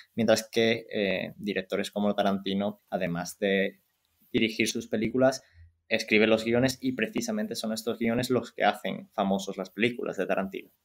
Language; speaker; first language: Spanish; native; Spanish